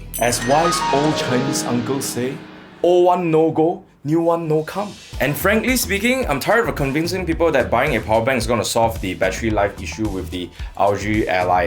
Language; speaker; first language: English; native; English